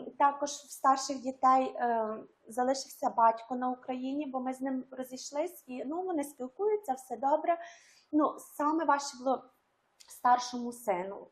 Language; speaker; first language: Ukrainian; native; Ukrainian